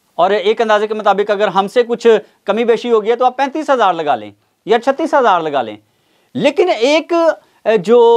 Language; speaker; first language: Urdu; non-native, local second language; Punjabi